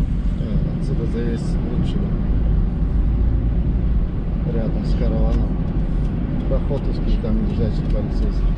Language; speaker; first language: Russian; non-native, local second language; Kyrgyz